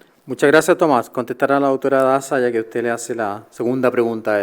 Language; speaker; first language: Spanish; native; Spanish